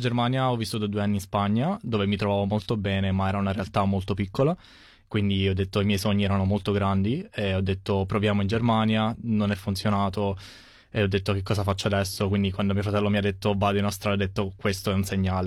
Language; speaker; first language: Italian; native; Italian